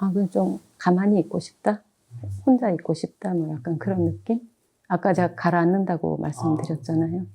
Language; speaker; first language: Korean; native; Korean